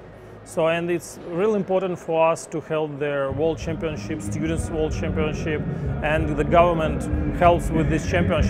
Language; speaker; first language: English; non-native, learner; Russian